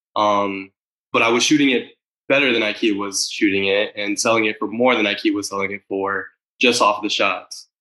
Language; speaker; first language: English; native; English